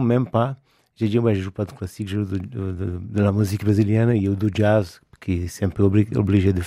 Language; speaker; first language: French; non-native, fluent; Portuguese